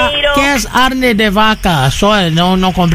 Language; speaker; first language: Spanish; non-native, learner; Portuguese